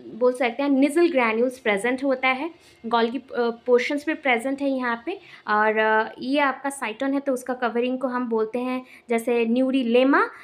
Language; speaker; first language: Hindi; non-native, local second language; Odia